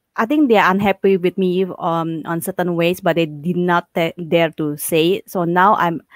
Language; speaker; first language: English; non-native, fluent; Indonesian